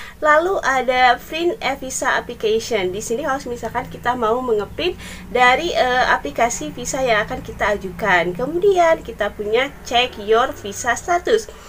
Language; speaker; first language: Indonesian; native; Indonesian